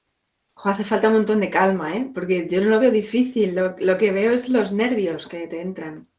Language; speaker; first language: Spanish; native; Spanish